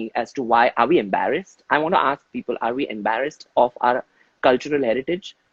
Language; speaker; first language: English; non-native, local second language; Hindi